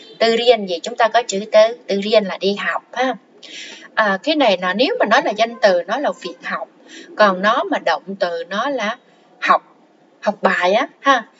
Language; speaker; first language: Vietnamese; non-native, local second language; Khmer